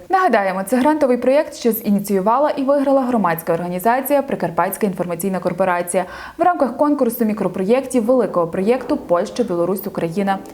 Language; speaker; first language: Ukrainian; native; Ukrainian